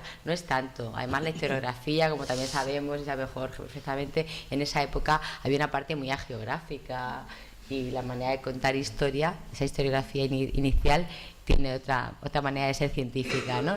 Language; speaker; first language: Spanish; native; Spanish